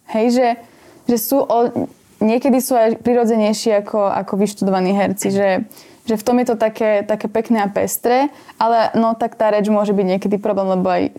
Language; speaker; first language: Slovak; native; Slovak